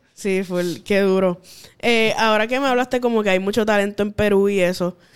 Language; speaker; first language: Spanish; native; Spanish